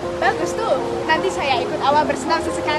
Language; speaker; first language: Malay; non-native, learner; Indonesian